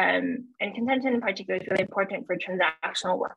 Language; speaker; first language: English; native; English